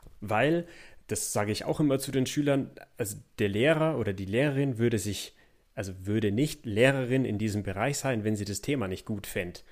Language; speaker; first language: German; native; German